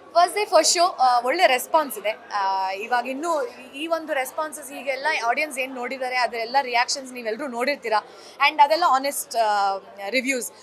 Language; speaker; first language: Kannada; native; Kannada